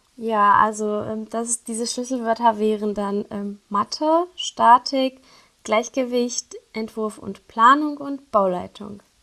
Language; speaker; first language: German; non-native, fluent; Arabic